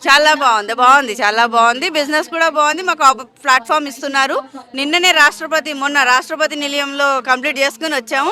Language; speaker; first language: Telugu; native; Telugu